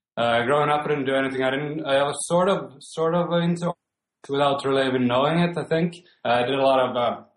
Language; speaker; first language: English; non-native, fluent; Finnish